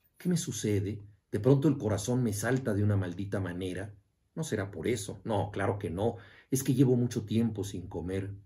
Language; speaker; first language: Spanish; native; Spanish